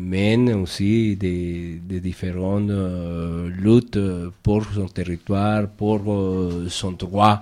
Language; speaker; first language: French; non-native, fluent; Spanish